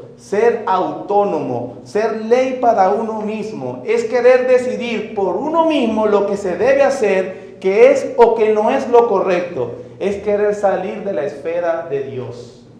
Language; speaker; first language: Spanish; native; Spanish